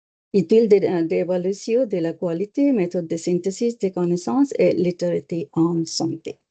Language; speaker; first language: French; non-native, learner; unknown